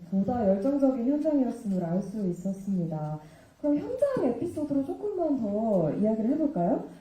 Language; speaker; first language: Korean; native; Korean